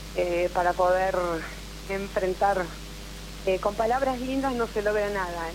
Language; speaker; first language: Spanish; native; Spanish